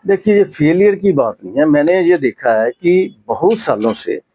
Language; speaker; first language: Hindi; non-native, local second language; Punjabi